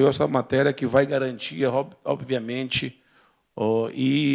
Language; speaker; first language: Portuguese; native; Portuguese